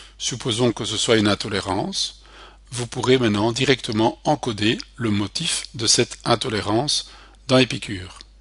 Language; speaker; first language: French; native; French